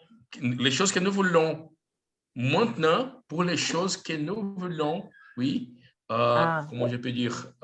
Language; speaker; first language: French; non-native, learner; Portuguese